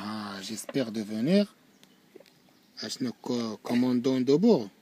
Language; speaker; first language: French; non-native, learner; Arabic